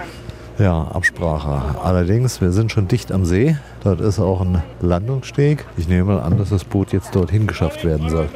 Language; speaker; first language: German; native; German